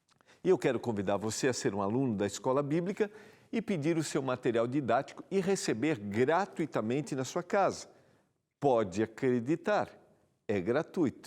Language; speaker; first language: Portuguese; native; Portuguese